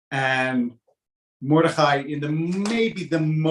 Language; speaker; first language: English; native; English